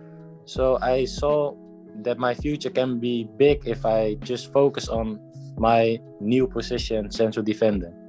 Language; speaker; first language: English; non-native, fluent; Dutch